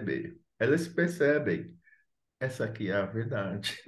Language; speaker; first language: Portuguese; non-native, fluent; English